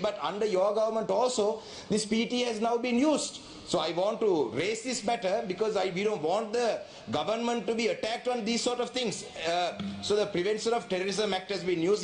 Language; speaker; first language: English; non-native, local second language; Tamil